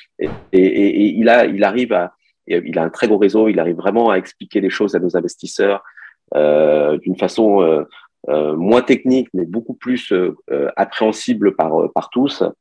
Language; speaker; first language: French; early bilingual, other home language; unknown